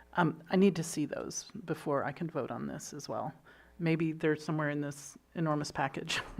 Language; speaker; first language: English; native; English